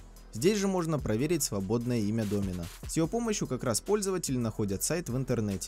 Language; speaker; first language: Russian; native; Russian